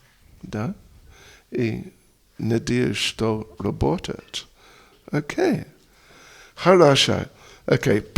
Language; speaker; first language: Russian; non-native, learner; English